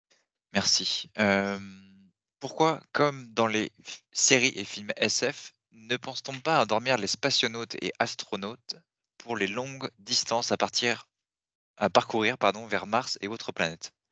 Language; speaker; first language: French; native; French